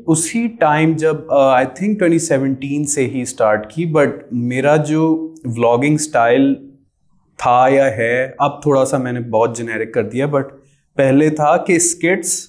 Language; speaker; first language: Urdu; native; Urdu